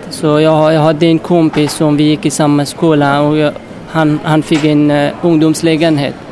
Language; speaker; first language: Swedish; non-native, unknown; Persian